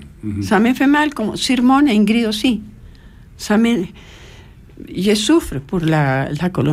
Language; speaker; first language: French; non-native, fluent; Spanish